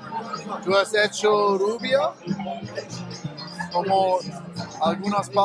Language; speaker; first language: Spanish; non-native, learner; German